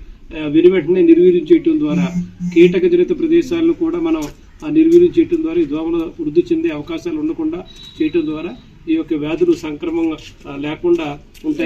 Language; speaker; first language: Telugu; native; Telugu